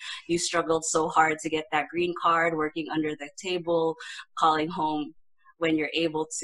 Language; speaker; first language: English; non-native, local second language; Filipino